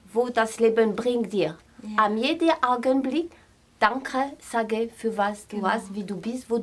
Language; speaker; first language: German; non-native, fluent; French